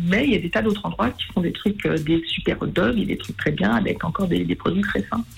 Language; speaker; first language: French; native; French